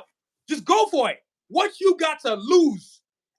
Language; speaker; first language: English; native; English